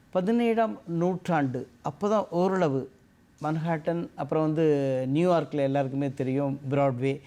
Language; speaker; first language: Tamil; native; Tamil